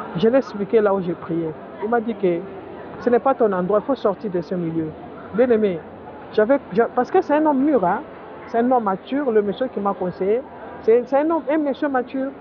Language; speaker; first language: French; non-native, local second language; Lingala